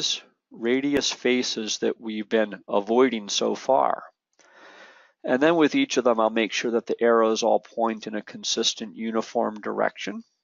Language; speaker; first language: English; native; English